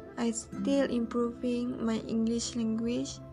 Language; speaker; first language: English; non-native, learner; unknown